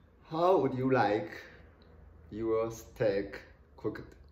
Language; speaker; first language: English; non-native, learner; Min Nan Chinese